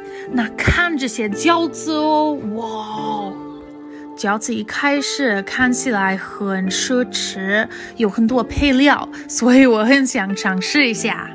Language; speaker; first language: Chinese; non-native, fluent; English